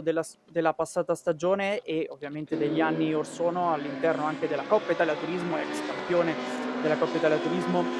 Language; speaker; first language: Italian; native; Italian